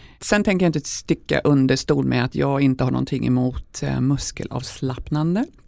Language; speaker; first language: Swedish; native; Swedish